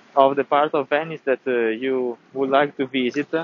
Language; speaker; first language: English; non-native, fluent; Italian